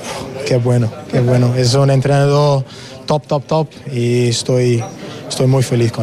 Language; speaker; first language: Spanish; non-native, learner; English